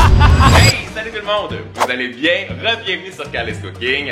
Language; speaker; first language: French; native; French